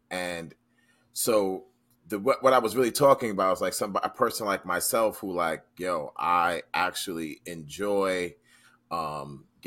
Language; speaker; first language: English; native; English